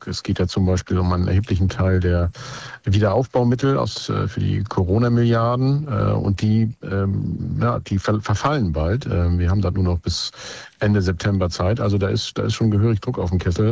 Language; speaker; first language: German; native; German